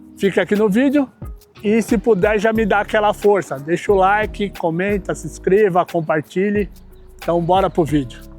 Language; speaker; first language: Portuguese; native; Portuguese